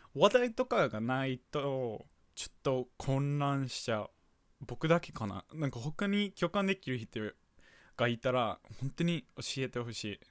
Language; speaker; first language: Japanese; non-native, fluent; English